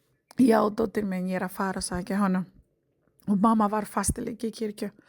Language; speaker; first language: Icelandic; non-native, learner; Spanish